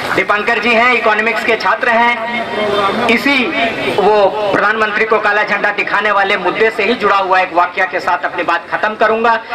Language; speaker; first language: Hindi; non-native, local second language; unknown